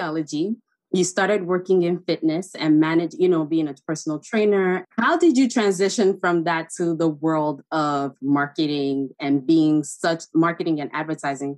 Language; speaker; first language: English; non-native, local second language; Igbo